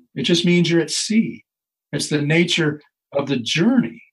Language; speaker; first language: English; native; English